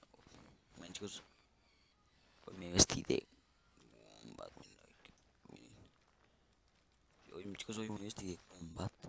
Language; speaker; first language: Spanish; native; Spanish